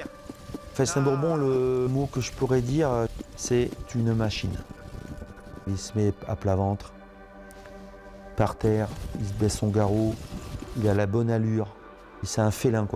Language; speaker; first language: French; native; French